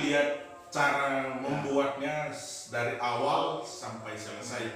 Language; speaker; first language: Indonesian; non-native, fluent; Fijian